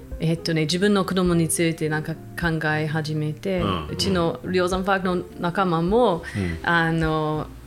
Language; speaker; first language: Japanese; non-native, fluent; English